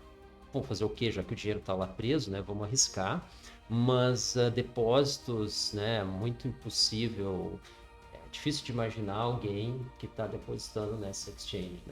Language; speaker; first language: Portuguese; native; Portuguese